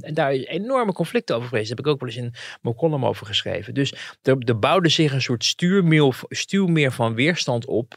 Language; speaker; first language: Dutch; native; Dutch